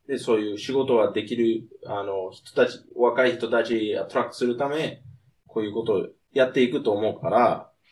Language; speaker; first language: Japanese; non-native, fluent; English